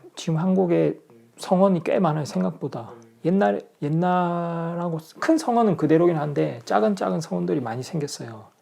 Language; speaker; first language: Korean; native; Korean